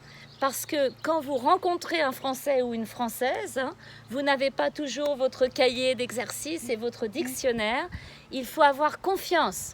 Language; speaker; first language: French; native; French